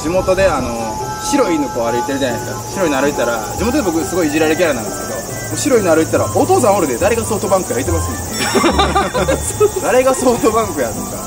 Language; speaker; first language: Japanese; native; Japanese